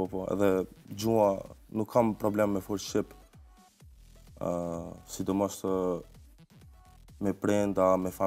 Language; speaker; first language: Albanian; early bilingual, heritage; Albanian